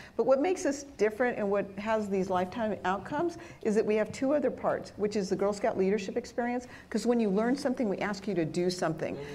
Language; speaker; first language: English; early bilingual, other home language; Spanish